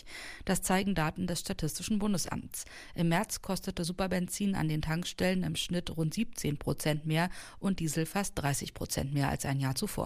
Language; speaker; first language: German; native; German